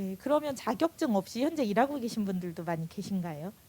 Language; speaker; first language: Korean; native; Korean